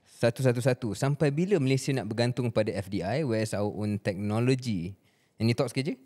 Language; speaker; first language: Malay; native; Malay